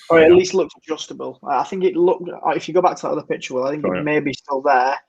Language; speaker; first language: English; native; English